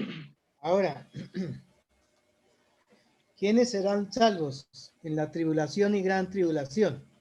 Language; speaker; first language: Spanish; native; Spanish